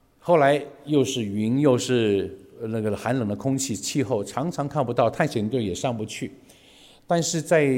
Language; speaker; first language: Chinese; native; Chinese